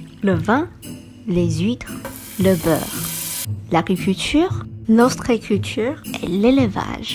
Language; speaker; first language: French; non-native, fluent; Chinese